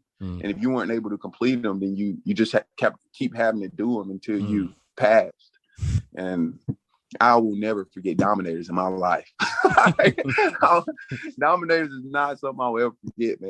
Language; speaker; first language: English; native; English